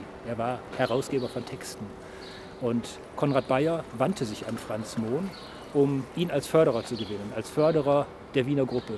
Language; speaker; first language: German; native; German